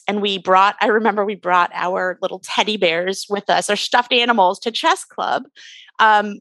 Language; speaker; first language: English; native; English